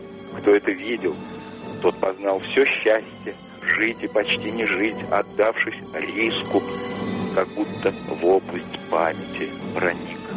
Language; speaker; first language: Russian; non-native, fluent; English